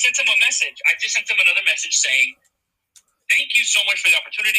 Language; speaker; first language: English; native; English